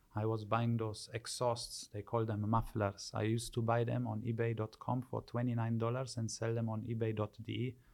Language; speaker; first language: English; early bilingual, other home language; German